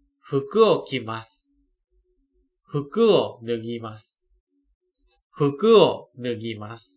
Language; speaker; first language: Japanese; non-native, fluent; Thai